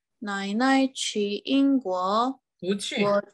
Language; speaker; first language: Chinese; non-native, learner; Korean